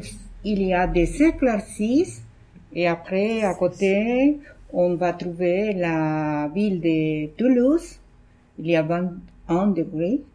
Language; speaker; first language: French; non-native, learner; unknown